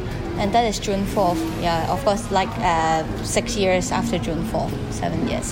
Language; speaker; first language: English; non-native, local second language; Cantonese